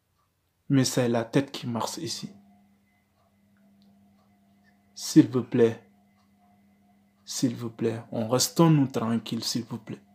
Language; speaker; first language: French; non-native, learner; Wolof